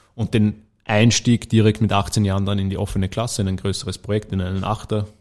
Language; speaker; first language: German; native; German